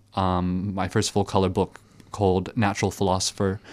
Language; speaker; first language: English; early bilingual, other home language; French